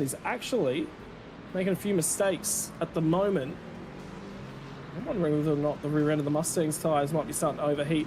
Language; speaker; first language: English; native; English